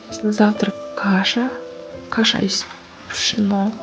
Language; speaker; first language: Russian; non-native, local second language; Kazakh